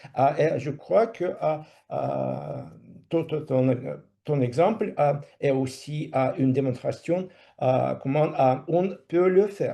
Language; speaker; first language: French; non-native, fluent; Russian